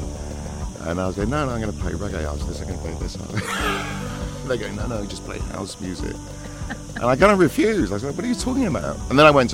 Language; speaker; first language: English; native; English